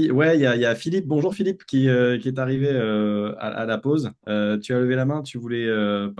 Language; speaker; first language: French; native; French